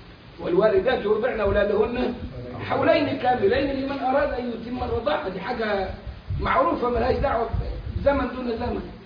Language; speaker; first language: Arabic; native; Arabic